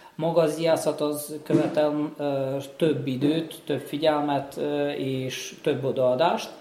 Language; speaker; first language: Hungarian; native; Hungarian